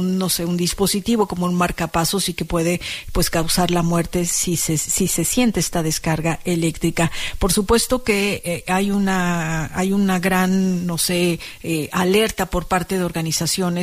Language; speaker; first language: Spanish; native; Spanish